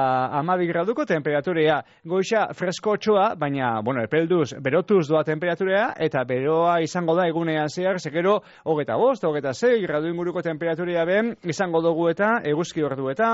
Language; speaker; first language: Basque; native; Basque